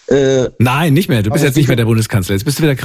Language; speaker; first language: German; native; German